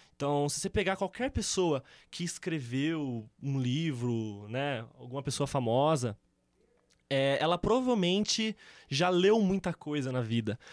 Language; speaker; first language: Portuguese; native; Portuguese